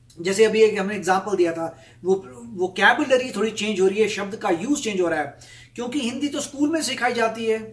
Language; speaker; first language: Hindi; native; Hindi